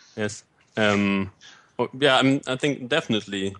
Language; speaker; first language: English; non-native, fluent; German